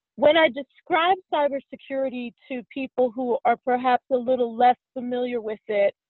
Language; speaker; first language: English; native; English